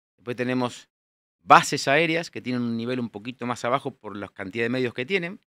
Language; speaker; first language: Spanish; native; Spanish